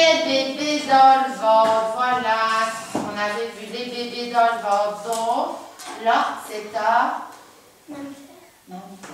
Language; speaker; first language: French; native; French